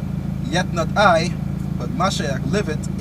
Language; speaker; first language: English; native; English